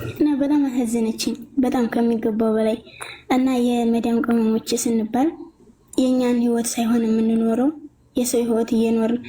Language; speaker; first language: Amharic; native; Amharic